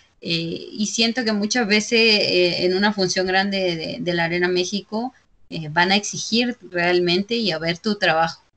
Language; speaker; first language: Spanish; native; Spanish